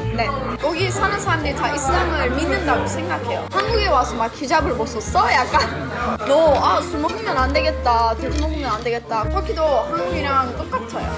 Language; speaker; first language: Korean; non-native, fluent; Turkish